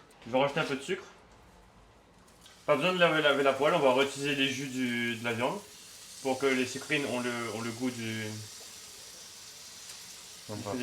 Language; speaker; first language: French; native; French